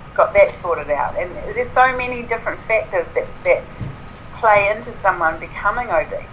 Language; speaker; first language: English; native; English